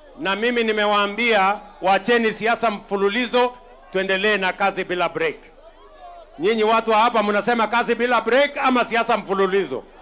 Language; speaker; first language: Swahili; non-native, local second language; Kalenjin